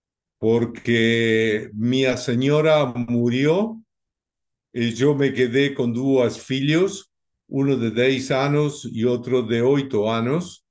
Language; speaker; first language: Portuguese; non-native, learner; Spanish